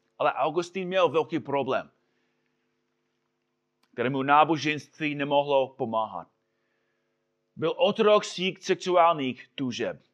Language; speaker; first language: Czech; non-native, fluent; English